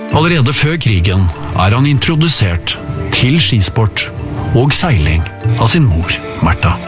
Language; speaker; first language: Norwegian; native; Norwegian